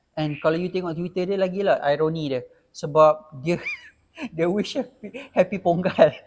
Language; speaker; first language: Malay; native; Malay